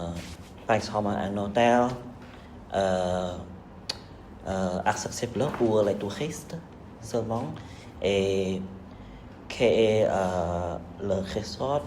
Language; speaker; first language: French; non-native, learner; Khmer